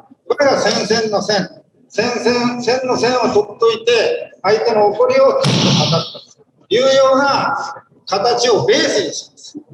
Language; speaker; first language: Japanese; native; Japanese